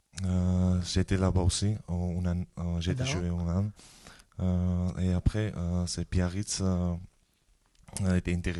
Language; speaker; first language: French; non-native, learner; Georgian